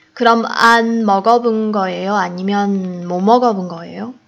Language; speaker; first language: Korean; non-native, fluent; Chinese